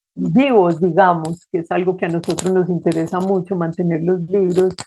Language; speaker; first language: Spanish; native; Spanish